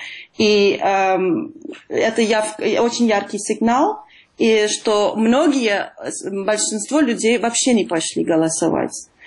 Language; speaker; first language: Russian; non-native, fluent; Dutch